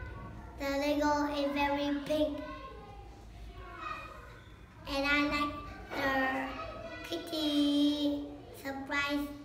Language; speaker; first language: English; non-native, learner; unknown